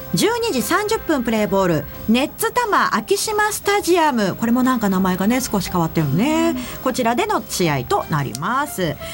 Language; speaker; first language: Japanese; native; Japanese